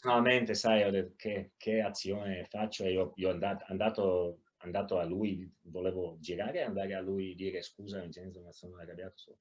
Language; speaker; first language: Italian; non-native, fluent; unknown